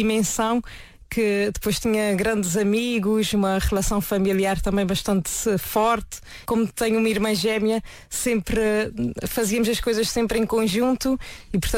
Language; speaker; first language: Portuguese; native; Portuguese